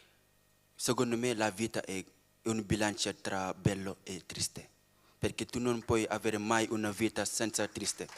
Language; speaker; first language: Italian; non-native, learner; Wolof